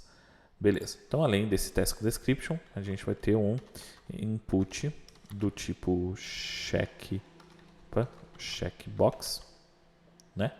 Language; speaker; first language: Portuguese; native; Portuguese